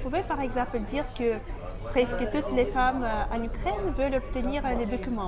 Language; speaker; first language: French; non-native, fluent; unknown